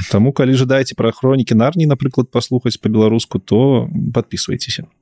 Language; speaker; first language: Belarusian; non-native, local second language; Russian